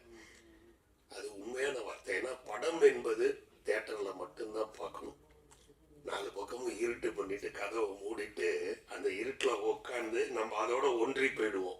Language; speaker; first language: Tamil; native; Tamil